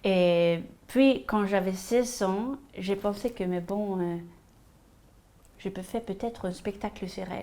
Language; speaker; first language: French; non-native, fluent; Swedish